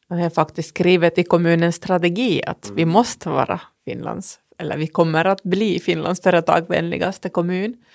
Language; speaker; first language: Swedish; non-native, local second language; Finnish